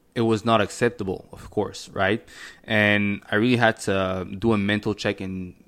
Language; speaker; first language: English; non-native, fluent; French